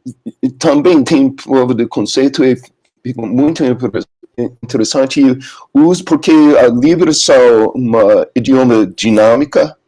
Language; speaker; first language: Portuguese; non-native, learner; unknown